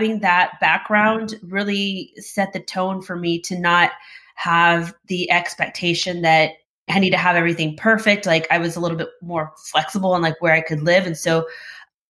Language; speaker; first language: English; native; English